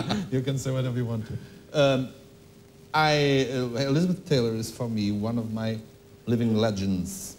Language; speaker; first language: English; non-native, fluent; Portuguese